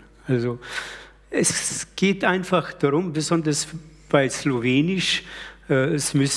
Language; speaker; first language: German; early bilingual, other home language; Slovenian